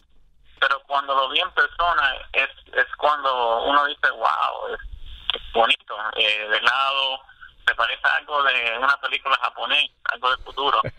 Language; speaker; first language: Spanish; early bilingual, other home language; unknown